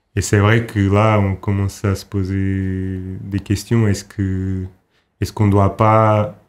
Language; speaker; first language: French; non-native, fluent; Portuguese